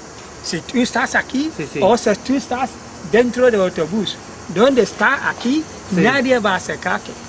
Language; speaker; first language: Spanish; non-native, learner; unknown